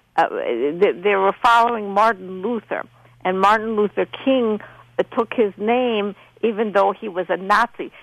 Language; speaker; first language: English; non-native, fluent; Polish